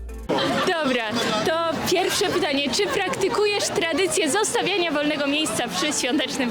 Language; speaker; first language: Polish; native; Polish